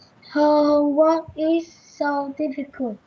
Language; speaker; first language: English; non-native, learner; Vietnamese